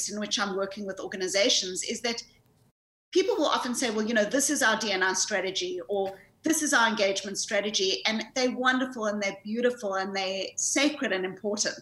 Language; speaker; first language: English; native; English